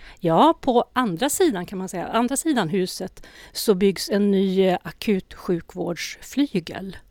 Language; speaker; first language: Swedish; native; Swedish